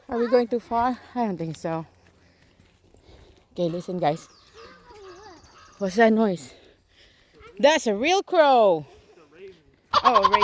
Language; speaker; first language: English; non-native, local second language; Filipino